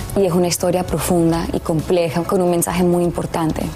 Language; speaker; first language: Spanish; early bilingual, heritage; Spanish